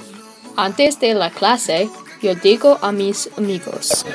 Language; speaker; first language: Spanish; non-native, learner; English